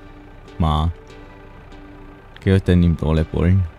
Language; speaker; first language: German; native; German